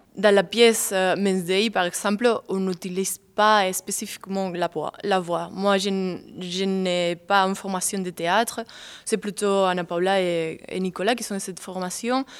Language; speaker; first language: French; non-native, fluent; Spanish